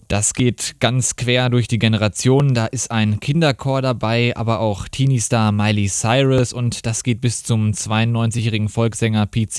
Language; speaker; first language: German; native; German